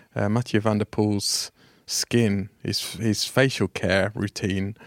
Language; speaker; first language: English; native; English